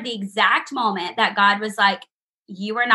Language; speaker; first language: English; native; English